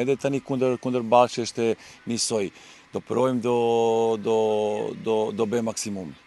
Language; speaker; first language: Albanian; non-native, learner; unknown